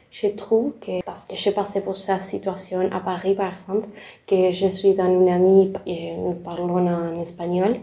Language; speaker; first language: French; non-native, learner; Spanish